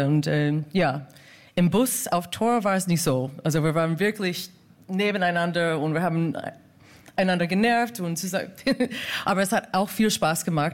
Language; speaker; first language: German; non-native, fluent; English